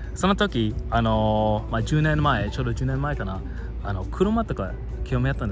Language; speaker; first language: Japanese; non-native, fluent; English